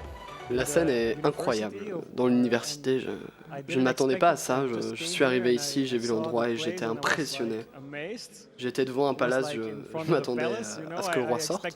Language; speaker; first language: French; non-native, local second language; Dutch